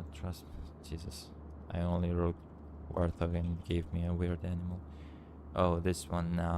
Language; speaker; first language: English; non-native, fluent; Romanian